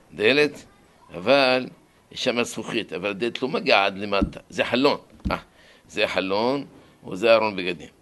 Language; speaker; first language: Hebrew; non-native, fluent; Arabic